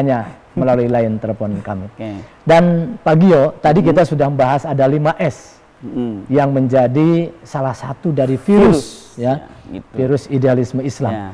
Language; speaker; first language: Indonesian; native; Indonesian